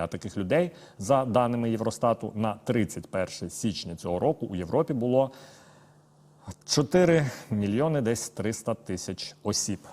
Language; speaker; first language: Ukrainian; native; Ukrainian